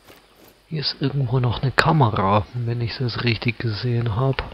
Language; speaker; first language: German; native; German